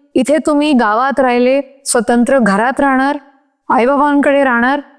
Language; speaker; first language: Marathi; non-native, local second language; Hindi